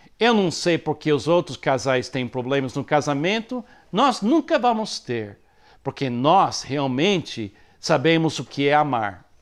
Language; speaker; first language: Portuguese; non-native, fluent; English